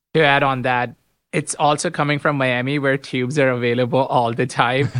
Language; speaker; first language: English; non-native, local second language; Urdu